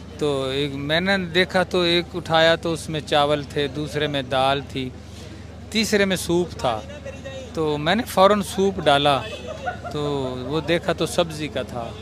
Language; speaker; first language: Urdu; non-native, local second language; Punjabi